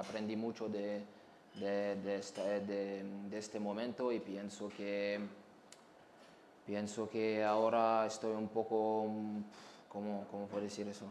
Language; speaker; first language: Spanish; non-native, fluent; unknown